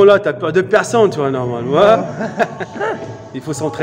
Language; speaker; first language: French; native; French